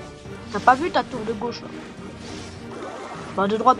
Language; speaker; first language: French; native; French